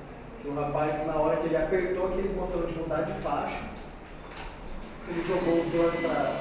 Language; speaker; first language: Portuguese; native; Portuguese